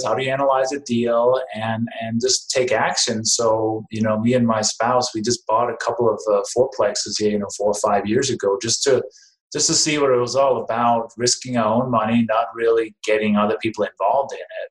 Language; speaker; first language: English; non-native, fluent; Danish